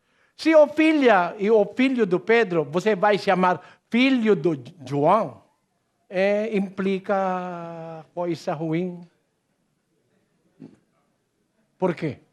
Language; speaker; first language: Portuguese; non-native, learner; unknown